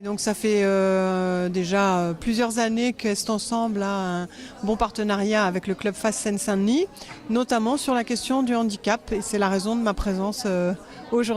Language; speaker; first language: French; native; French